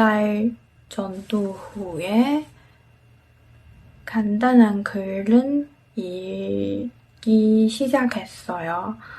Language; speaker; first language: Korean; non-native, learner; Chinese